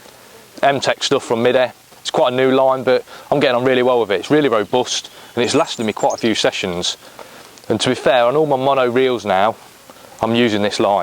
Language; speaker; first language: English; native; English